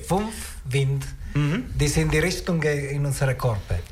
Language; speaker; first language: German; non-native, learner; Italian